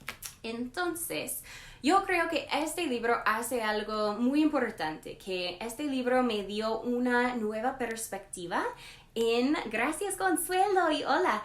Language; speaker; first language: Spanish; non-native, learner; English